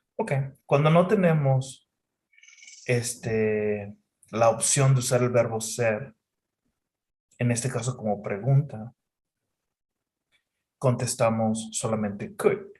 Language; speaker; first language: Spanish; non-native, fluent; English